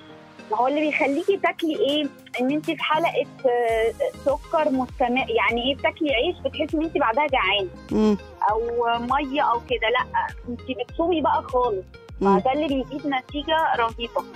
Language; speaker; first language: Arabic; native; Arabic